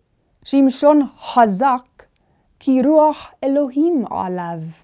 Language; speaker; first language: Hebrew; non-native, fluent; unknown